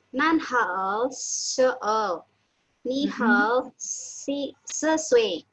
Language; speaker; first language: Chinese; non-native, learner; Indonesian